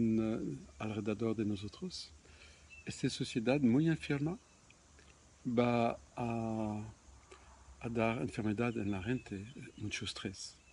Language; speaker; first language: Spanish; non-native, fluent; French